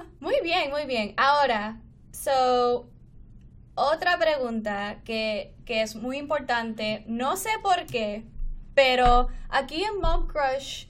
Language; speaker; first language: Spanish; non-native, fluent; English